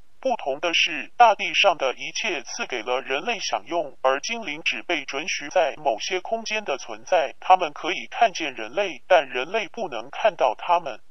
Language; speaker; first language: Chinese; non-native, local second language; Cantonese